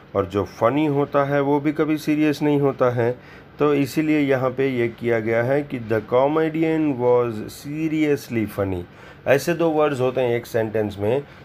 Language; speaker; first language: Hindi; non-native, local second language; Gujarati